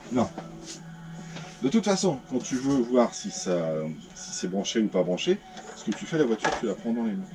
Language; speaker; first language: French; native; French